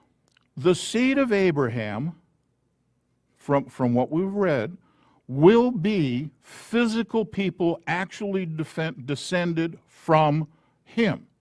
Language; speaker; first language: English; native; English